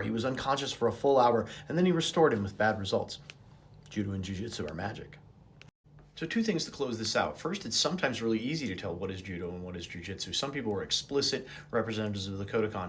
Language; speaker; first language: English; native; English